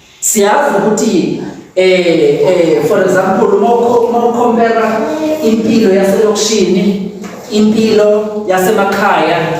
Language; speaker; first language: Zulu; non-native, local second language; South Ndebele